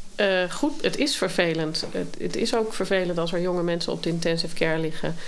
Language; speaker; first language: Dutch; native; Dutch